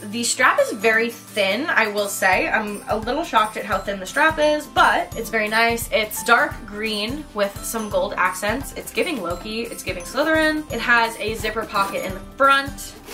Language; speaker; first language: English; native; English